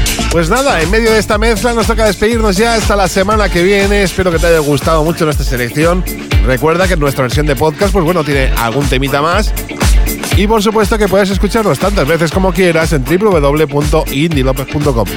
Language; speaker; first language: Spanish; native; Spanish